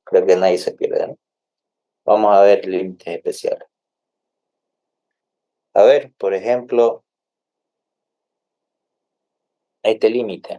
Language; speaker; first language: Spanish; native; Spanish